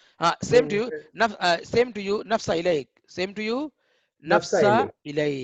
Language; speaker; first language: English; non-native, learner; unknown